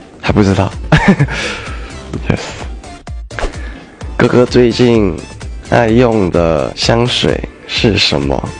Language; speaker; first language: Chinese; early bilingual, heritage; Chinese